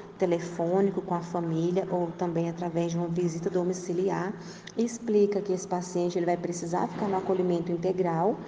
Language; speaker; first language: Portuguese; native; Portuguese